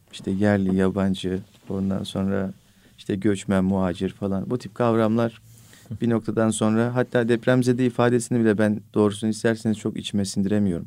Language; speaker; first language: Turkish; native; Turkish